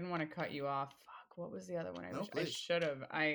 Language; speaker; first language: English; early bilingual, other home language; Spanish